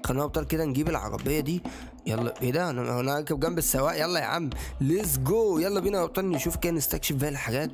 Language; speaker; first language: Arabic; native; Arabic